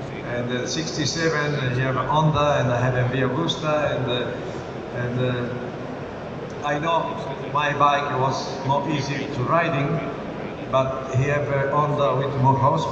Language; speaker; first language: English; non-native, learner; Italian